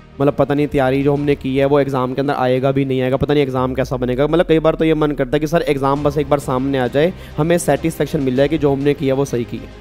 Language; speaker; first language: Hindi; native; Hindi